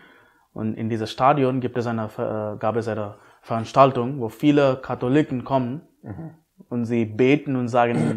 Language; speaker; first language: German; non-native, fluent; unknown